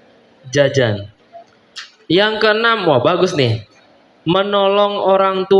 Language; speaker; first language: Indonesian; native; Indonesian